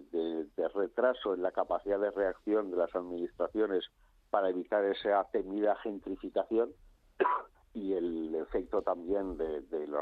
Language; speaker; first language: Spanish; native; Spanish